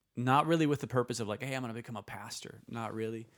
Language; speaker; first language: English; early bilingual, other home language; Icelandic